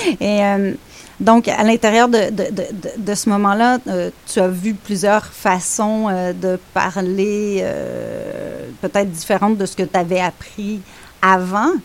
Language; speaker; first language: French; native; French